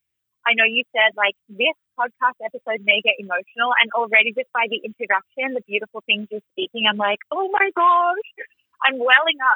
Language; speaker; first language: English; native; English